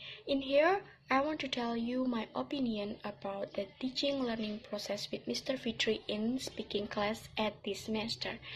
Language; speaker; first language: English; non-native, learner; Indonesian